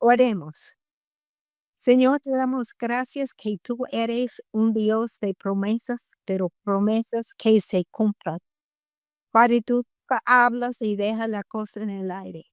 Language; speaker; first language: Spanish; non-native, fluent; English